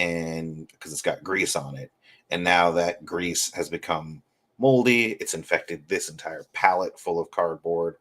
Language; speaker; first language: English; native; English